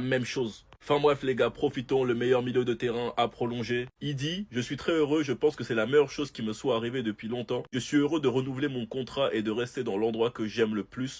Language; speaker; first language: French; native; French